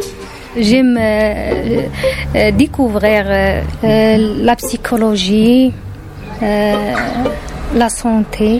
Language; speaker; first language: French; non-native, learner; Berber languages